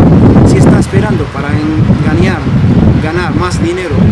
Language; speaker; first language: Spanish; non-native, learner; Arabic